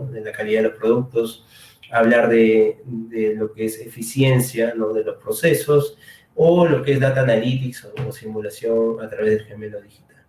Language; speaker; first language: Spanish; native; Spanish